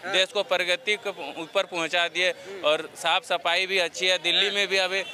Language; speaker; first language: Hindi; native; Hindi